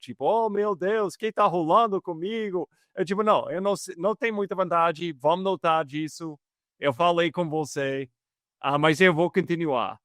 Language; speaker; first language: Portuguese; non-native, fluent; English